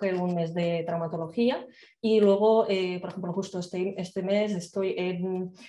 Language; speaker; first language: Spanish; non-native, fluent; Slovak